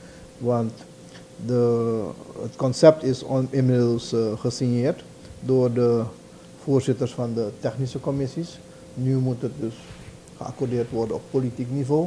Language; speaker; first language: Dutch; native; Dutch